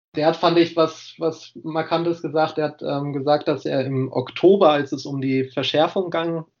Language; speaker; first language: German; native; German